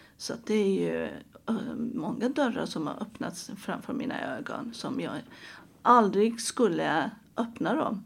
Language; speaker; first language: Swedish; non-native, fluent; Persian